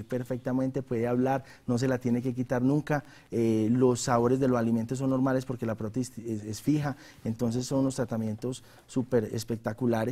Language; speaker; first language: Spanish; native; Spanish